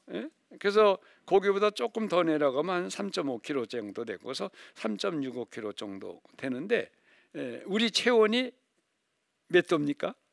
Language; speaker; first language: Korean; native; Korean